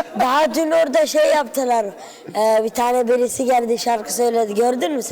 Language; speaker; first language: Turkish; early bilingual, other home language; Arabic